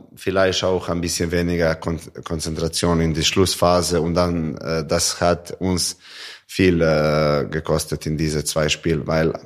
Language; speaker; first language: German; non-native, fluent; Serbian